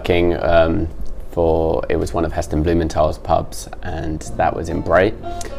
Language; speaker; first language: English; native; English